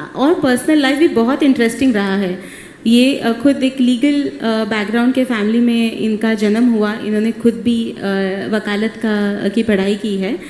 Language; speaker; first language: Hindi; non-native, local second language; Marathi